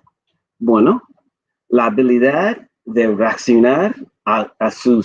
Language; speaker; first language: Spanish; non-native, fluent; English